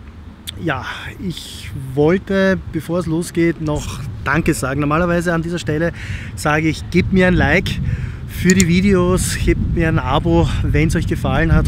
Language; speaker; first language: German; native; German